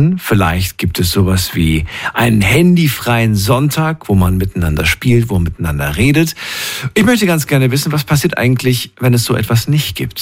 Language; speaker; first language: German; native; German